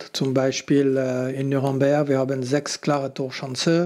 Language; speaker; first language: German; non-native, local second language; French